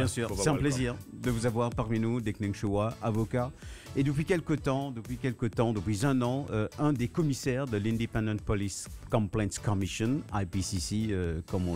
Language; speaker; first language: French; non-native, local second language; Morisyen